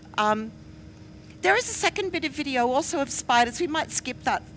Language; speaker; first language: English; native; English